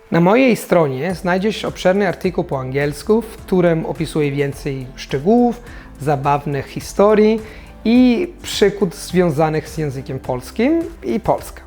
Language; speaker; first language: Polish; non-native, fluent; Italian